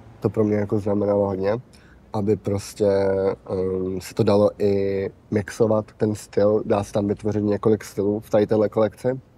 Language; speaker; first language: Czech; early bilingual, heritage; Czech